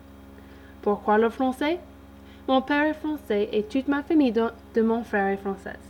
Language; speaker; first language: French; early bilingual, heritage; English